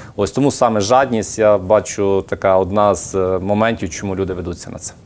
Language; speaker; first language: Ukrainian; native; Ukrainian